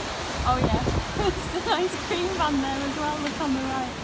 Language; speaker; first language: English; native; English